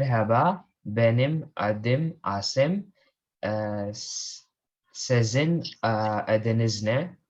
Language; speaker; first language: Turkish; non-native, learner; Urdu